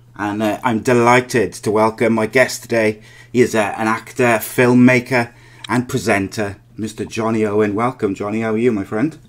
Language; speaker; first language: English; native; English